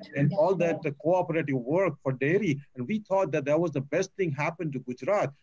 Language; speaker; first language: English; non-native, local second language; Gujarati